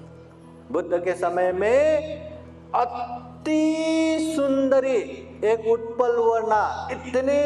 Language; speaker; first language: Hindi; non-native, local second language; Marathi